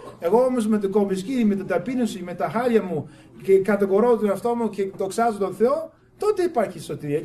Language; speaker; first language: Greek; non-native, fluent; English